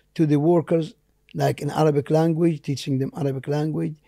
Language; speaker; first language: English; non-native, fluent; Arabic